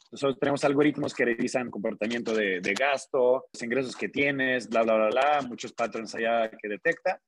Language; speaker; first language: Spanish; non-native, fluent; Russian